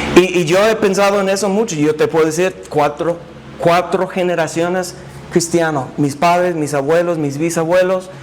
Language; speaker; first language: Spanish; non-native, fluent; English